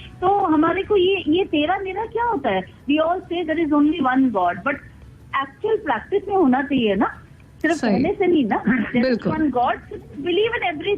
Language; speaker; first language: Hindi; non-native, local second language; Tamil